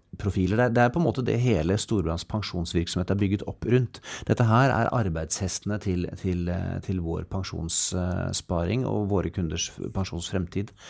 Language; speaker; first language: Norwegian; native; Norwegian